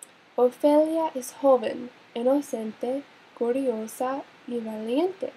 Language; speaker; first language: Spanish; non-native, learner; English